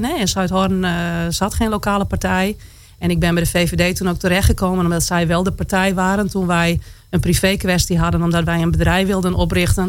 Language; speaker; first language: Dutch; native; Dutch